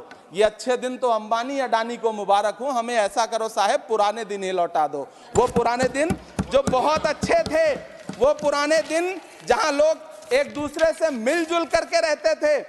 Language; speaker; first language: Hindi; native; Hindi